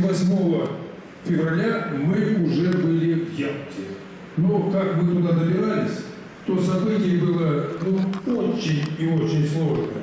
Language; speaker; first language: Russian; native; Russian